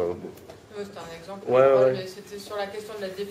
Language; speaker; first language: French; native; French